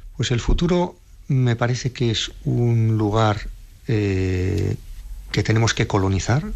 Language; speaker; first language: Spanish; native; Spanish